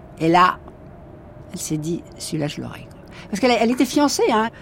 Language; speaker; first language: French; native; French